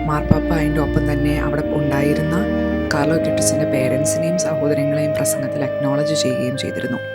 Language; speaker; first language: Malayalam; early bilingual, heritage; Malayalam